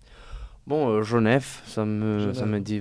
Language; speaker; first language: French; non-native, fluent; Spanish